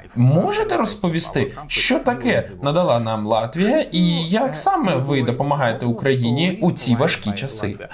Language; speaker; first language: Ukrainian; native; Ukrainian